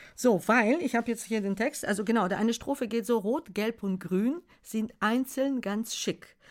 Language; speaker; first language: German; non-native, fluent; Bulgarian